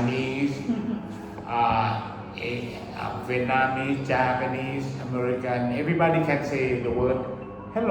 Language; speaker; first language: English; early bilingual, other home language; Thai